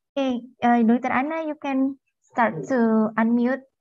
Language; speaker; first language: English; non-native, fluent; Indonesian